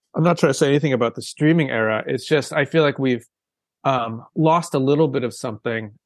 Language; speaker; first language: English; native; English